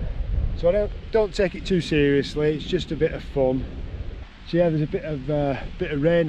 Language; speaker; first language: English; native; English